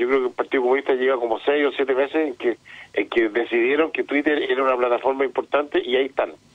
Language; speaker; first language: Spanish; native; Spanish